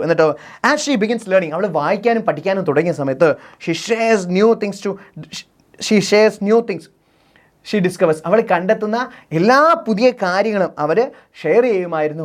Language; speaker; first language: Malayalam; native; Malayalam